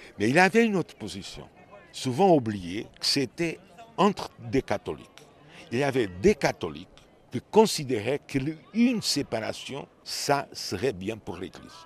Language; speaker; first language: French; non-native, fluent; Portuguese